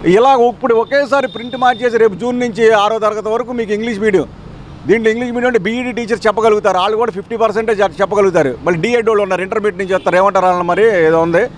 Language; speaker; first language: Telugu; native; Telugu